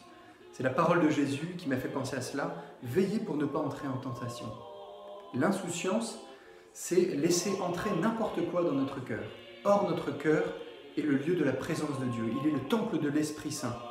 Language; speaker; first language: French; native; French